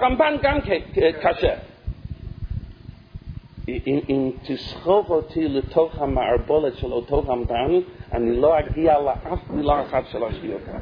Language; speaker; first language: Hebrew; non-native, fluent; English